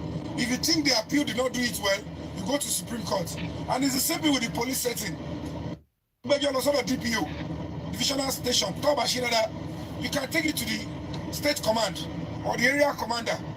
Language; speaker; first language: English; non-native, local second language; Yoruba